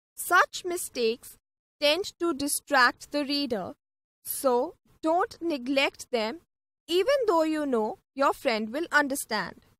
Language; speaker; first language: English; non-native, local second language; Punjabi